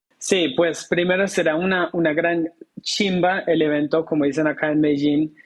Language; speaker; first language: Spanish; non-native, fluent; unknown